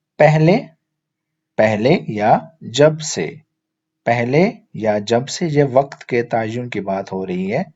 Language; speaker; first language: Urdu; native; Urdu